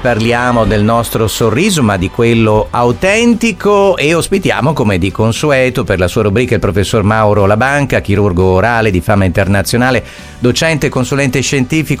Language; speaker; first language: Italian; native; Italian